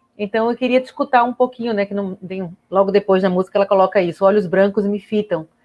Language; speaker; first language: Portuguese; native; Portuguese